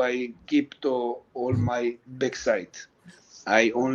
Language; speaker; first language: English; non-native, learner; Georgian